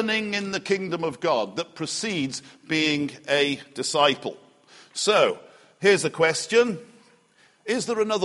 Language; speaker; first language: English; native; English